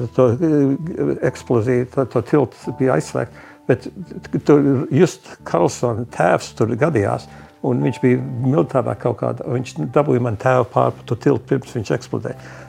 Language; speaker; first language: Latvian; early bilingual, heritage; Latvian